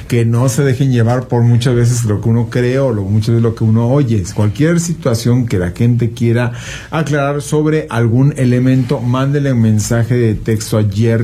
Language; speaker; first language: Spanish; native; Spanish